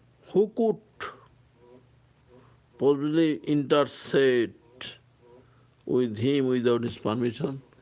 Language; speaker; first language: English; non-native, local second language; Bangla